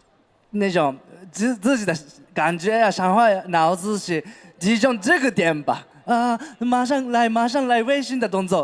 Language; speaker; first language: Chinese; non-native, learner; Japanese